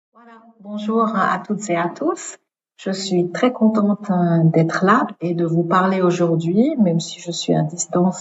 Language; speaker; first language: French; native; French